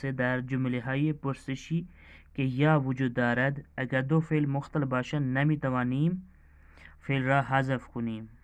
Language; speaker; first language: Persian; non-native, fluent; Urdu